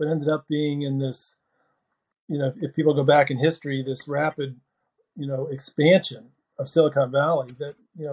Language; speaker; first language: English; native; English